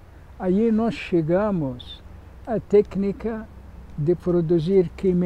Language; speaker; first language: Portuguese; non-native, fluent; Arabic